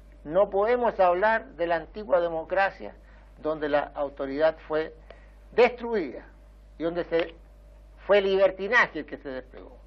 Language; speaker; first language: Spanish; native; Spanish